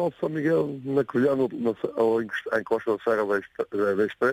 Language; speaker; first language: Portuguese; native; Portuguese